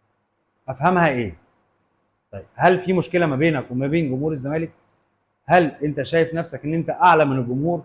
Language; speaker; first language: Arabic; native; Arabic